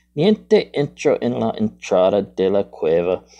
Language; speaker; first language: Spanish; non-native, learner; English